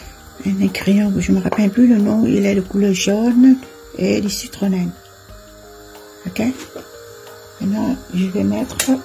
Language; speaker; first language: French; non-native, fluent; Vietnamese